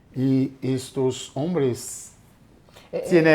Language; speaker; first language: Spanish; non-native, fluent; Haitian Creole